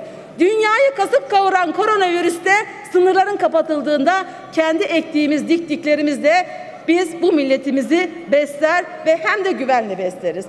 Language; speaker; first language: Turkish; native; Turkish